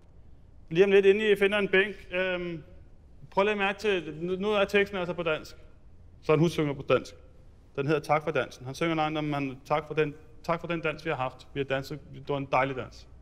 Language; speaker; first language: Danish; native; Danish